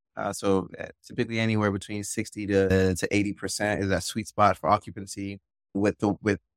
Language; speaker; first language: English; native; English